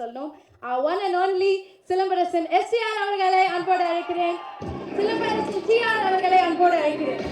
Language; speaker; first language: Tamil; native; Tamil